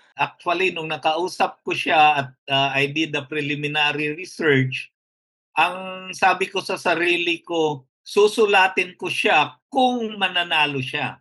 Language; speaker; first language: Filipino; non-native, local second language; Hiligaynon